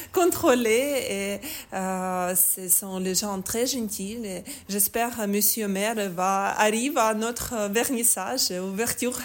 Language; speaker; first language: French; non-native, learner; Ukrainian